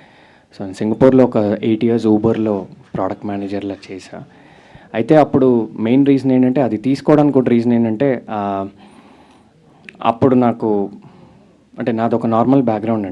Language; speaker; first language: Telugu; native; Telugu